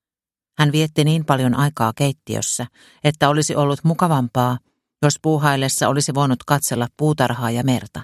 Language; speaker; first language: Finnish; native; Finnish